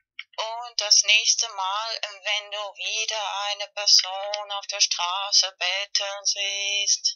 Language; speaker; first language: German; non-native, fluent; Spanish